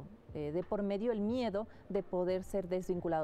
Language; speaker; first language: Spanish; native; Spanish